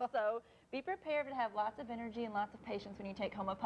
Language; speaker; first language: English; native; English